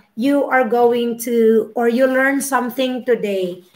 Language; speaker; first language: English; non-native, local second language; Filipino